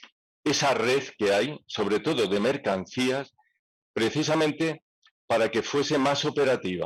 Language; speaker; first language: Spanish; native; Spanish